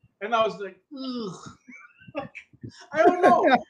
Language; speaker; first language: English; non-native, local second language; Filipino